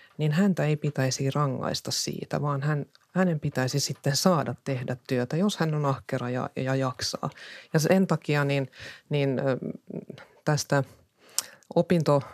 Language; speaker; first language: Finnish; non-native, local second language; Swedish